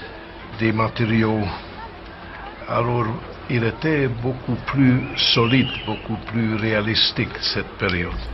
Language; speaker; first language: French; non-native, fluent; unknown